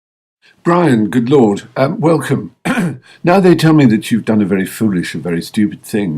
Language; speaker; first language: English; native; English